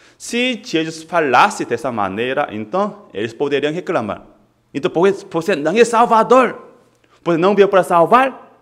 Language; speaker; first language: Portuguese; non-native, fluent; Korean